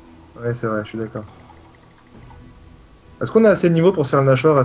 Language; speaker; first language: French; native; French